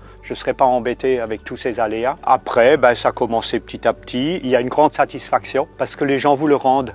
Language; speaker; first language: French; native; French